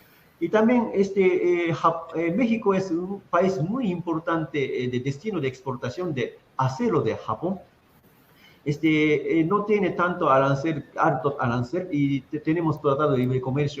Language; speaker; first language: Spanish; non-native, fluent; Japanese